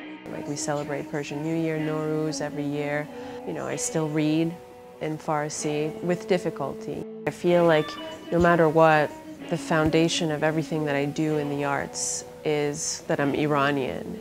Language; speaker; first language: English; early bilingual, other home language; Persian